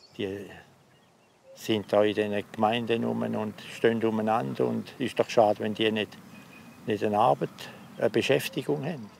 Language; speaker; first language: German; native; German